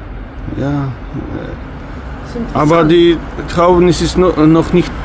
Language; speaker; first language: German; non-native, learner; Russian